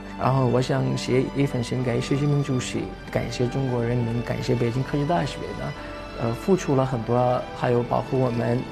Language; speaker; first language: Chinese; non-native, fluent; Urdu